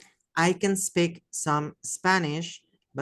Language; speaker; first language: English; non-native, fluent; Spanish